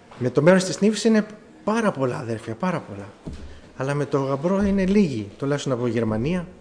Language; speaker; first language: Greek; early bilingual, heritage; German